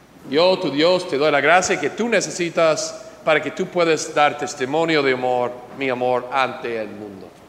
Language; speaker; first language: Spanish; non-native, fluent; English